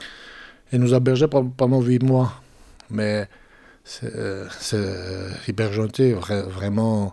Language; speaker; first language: French; non-native, fluent; Georgian